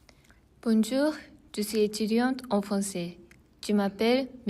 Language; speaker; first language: French; non-native, learner; Japanese